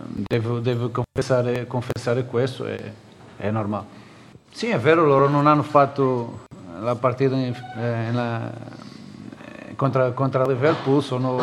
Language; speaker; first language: Italian; non-native, learner; Portuguese